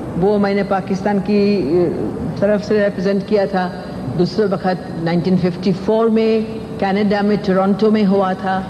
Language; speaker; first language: Urdu; non-native, local second language; Gujarati